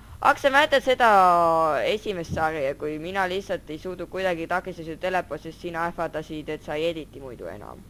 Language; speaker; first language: Estonian; native; Estonian